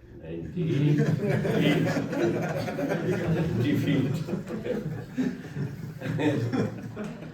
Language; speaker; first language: Arabic; non-native, fluent; Kashmiri